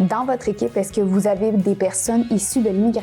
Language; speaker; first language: French; native; French